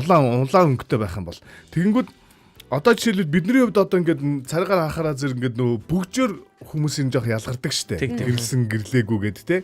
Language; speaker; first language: Mongolian; native; Mongolian